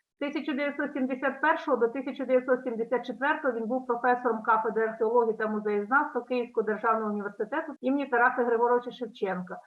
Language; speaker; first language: Ukrainian; native; Ukrainian